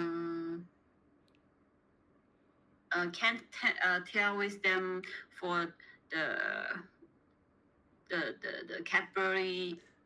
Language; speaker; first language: English; non-native, learner; Chinese